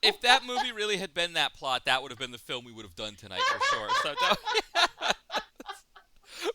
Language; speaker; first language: English; native; English